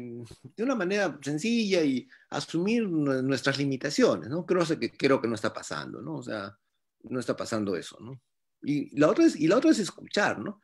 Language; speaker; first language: Spanish; native; Spanish